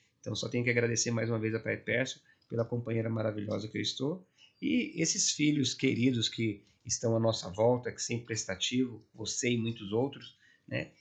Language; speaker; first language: Portuguese; native; Portuguese